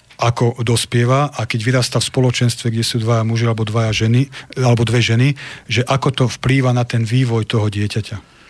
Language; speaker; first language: Slovak; native; Slovak